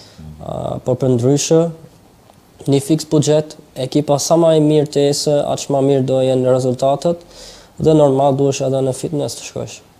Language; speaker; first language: Albanian; early bilingual, heritage; Albanian